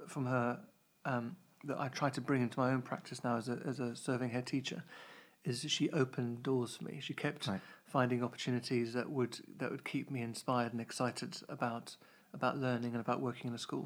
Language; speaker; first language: English; native; English